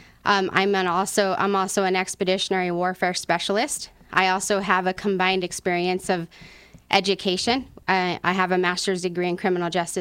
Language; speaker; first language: English; non-native, local second language; Spanish